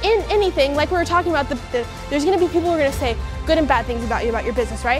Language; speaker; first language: English; native; English